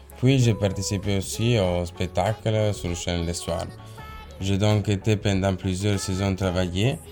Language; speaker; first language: French; non-native, learner; Italian